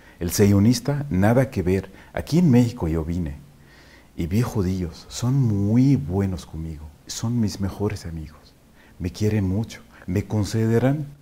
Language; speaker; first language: Spanish; non-native, fluent; Arabic